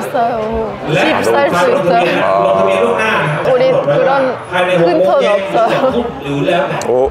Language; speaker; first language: Korean; non-native, learner; Thai